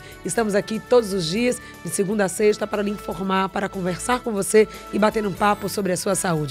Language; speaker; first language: Portuguese; native; Portuguese